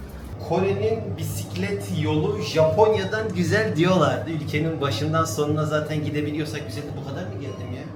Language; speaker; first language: Turkish; native; Turkish